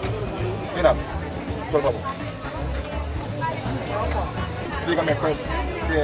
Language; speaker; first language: Spanish; non-native, learner; Korean